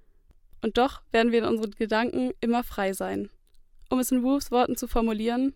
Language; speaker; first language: German; native; German